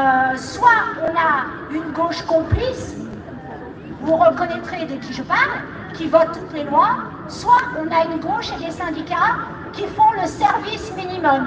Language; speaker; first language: French; native; French